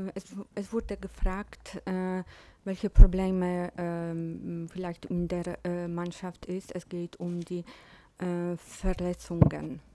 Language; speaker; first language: German; non-native, fluent; Polish